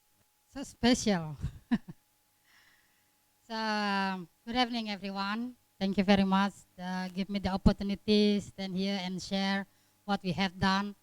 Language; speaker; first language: English; non-native, learner; Indonesian